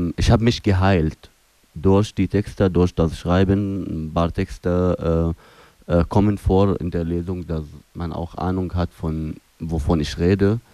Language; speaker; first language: German; non-native, fluent; Arabic